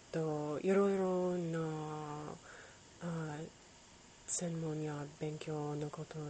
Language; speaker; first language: Japanese; non-native, learner; English